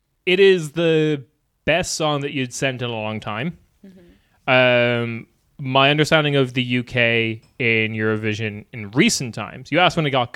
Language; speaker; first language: English; native; English